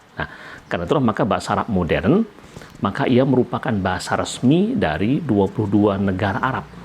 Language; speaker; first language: Indonesian; native; Indonesian